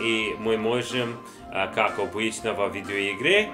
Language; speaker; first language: Russian; non-native, learner; English